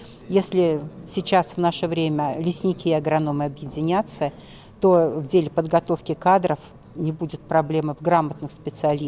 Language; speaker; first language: Russian; native; Russian